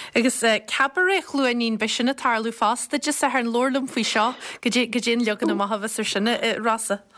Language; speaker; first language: Irish; native; Irish